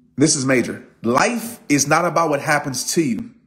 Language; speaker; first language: English; native; English